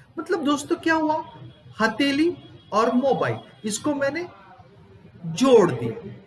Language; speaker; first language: Hindi; non-native, local second language; Gujarati